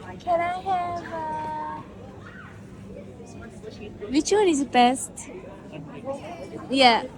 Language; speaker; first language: English; non-native, learner; Korean